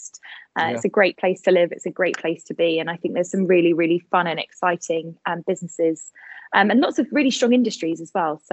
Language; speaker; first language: English; native; English